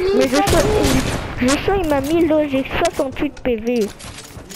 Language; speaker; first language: French; native; French